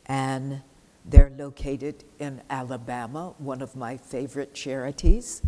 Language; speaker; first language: English; native; English